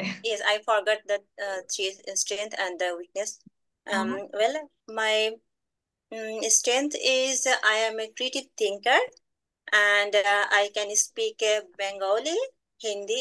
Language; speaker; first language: English; non-native, learner; Bangla